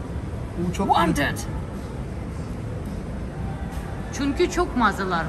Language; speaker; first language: Turkish; non-native, learner; Russian